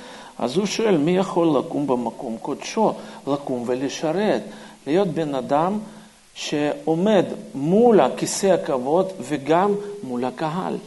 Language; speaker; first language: Hebrew; non-native, fluent; Russian